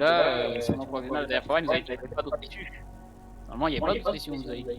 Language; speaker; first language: French; native; French